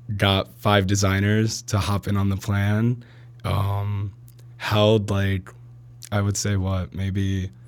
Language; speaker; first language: English; early bilingual, other home language; Arabic